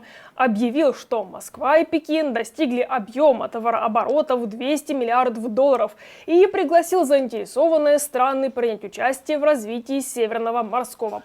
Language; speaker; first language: Russian; native; Russian